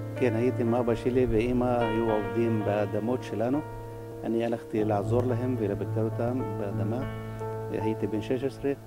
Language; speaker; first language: Hebrew; non-native, local second language; Arabic